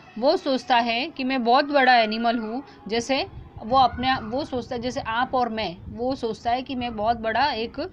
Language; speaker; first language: Hindi; non-native, local second language; Gujarati